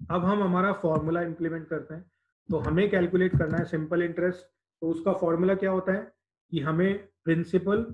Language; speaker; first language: Hindi; native; Hindi